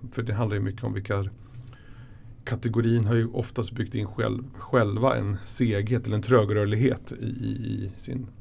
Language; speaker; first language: Swedish; early bilingual, other home language; Spanish